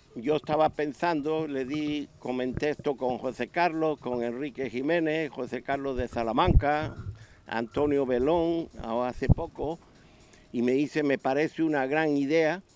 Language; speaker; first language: Spanish; native; Spanish